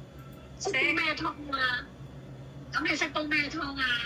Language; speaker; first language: Chinese; non-native, learner; Indonesian